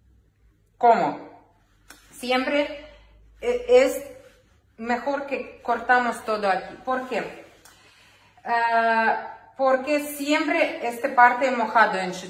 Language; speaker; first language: Spanish; non-native, learner; Ukrainian